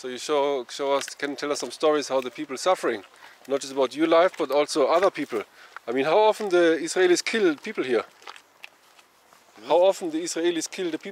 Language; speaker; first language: English; non-native, fluent; German